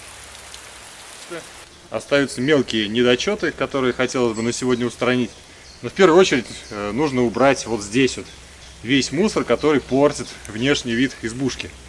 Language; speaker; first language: Russian; native; Russian